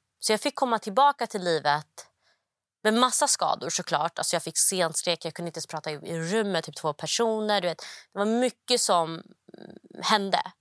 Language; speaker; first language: Swedish; early bilingual, other home language; Somali